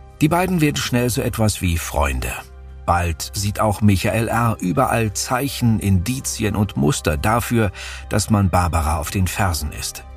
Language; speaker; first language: German; native; German